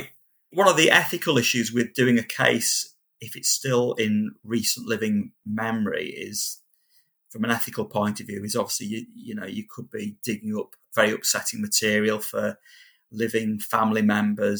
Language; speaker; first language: English; native; English